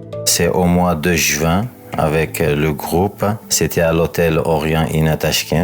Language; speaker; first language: French; non-native, fluent; Uzbek